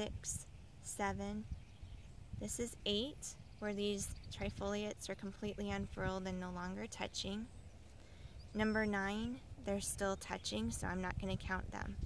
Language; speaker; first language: English; native; English